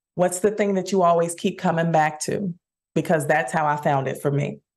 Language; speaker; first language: English; native; English